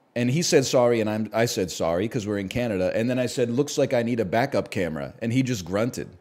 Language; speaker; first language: English; native; English